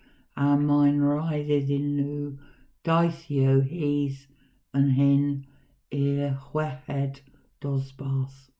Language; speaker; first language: Welsh; non-native, learner; English